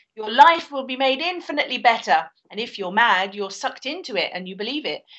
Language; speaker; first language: English; native; English